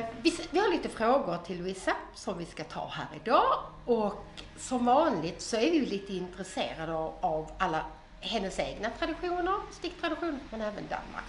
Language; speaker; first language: Swedish; native; Swedish